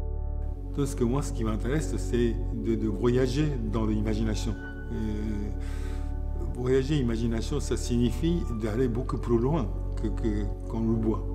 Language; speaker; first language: French; non-native, fluent; Japanese